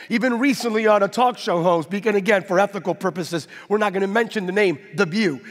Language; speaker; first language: English; native; English